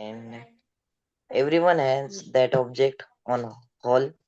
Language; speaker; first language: English; non-native, learner; Marathi